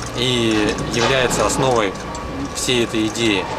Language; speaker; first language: Russian; native; Russian